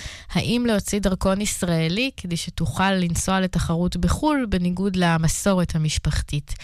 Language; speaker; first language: Hebrew; native; Hebrew